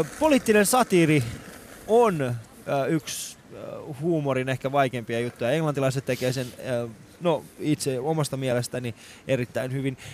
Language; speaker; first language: Finnish; non-native, fluent; Persian